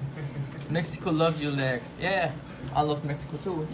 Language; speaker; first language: English; non-native, learner; German